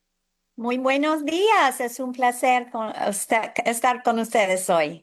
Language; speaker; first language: Spanish; non-native, fluent; English